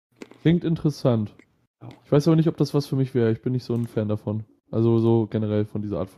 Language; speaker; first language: German; native; German